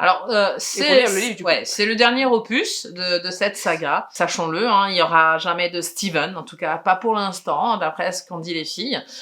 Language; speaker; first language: French; native; French